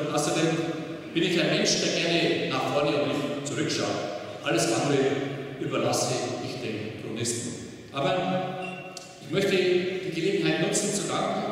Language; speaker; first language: German; native; German